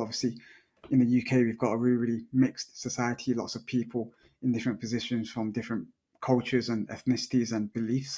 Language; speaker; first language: English; native; English